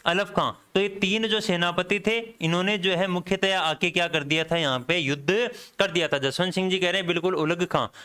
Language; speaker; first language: Hindi; native; Hindi